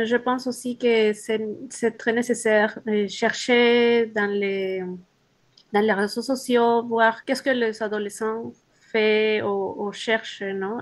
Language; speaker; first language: French; non-native, learner; Spanish